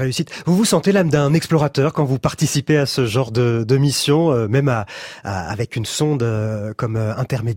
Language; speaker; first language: French; native; French